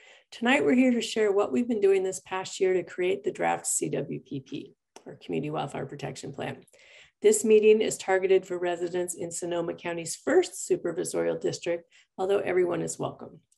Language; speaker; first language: English; native; English